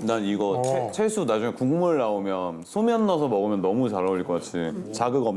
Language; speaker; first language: Korean; native; Korean